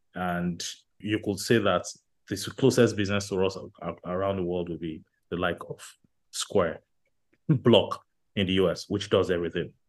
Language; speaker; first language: English; non-native, local second language; Yoruba